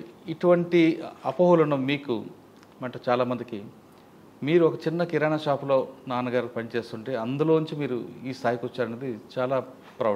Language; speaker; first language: Telugu; native; Telugu